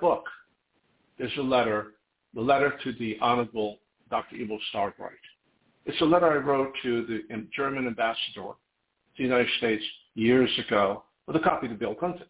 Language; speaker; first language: English; non-native, fluent; Hungarian